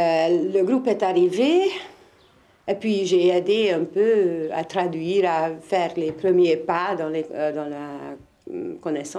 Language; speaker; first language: French; non-native, fluent; Hungarian